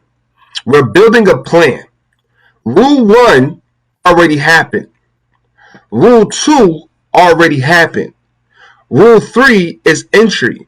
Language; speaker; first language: English; native; English